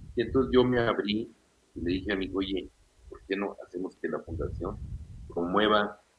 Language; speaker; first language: Spanish; native; Spanish